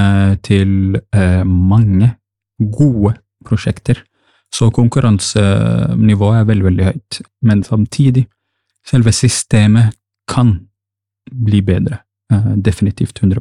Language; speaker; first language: Norwegian; non-native, fluent; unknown